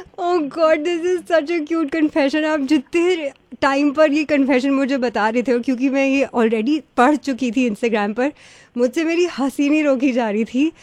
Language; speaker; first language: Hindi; early bilingual, heritage; Hindi